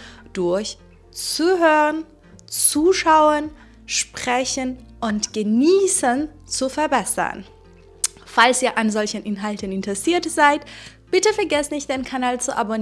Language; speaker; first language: German; non-native, fluent; Persian